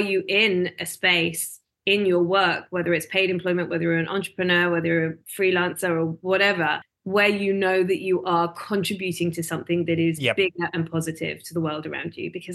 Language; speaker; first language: English; native; English